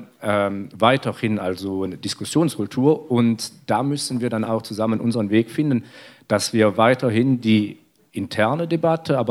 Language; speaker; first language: German; native; German